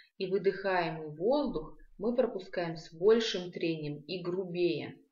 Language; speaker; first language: Russian; non-native, local second language; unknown